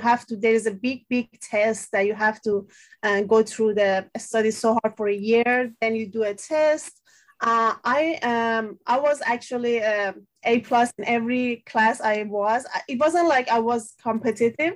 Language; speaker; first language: English; non-native, fluent; Persian